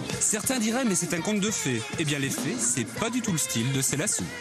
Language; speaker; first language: French; native; French